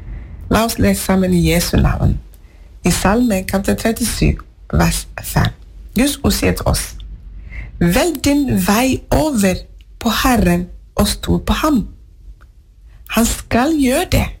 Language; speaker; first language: Norwegian; non-native, fluent; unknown